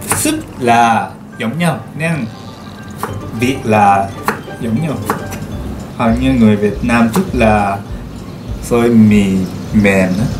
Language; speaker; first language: Vietnamese; non-native, learner; Japanese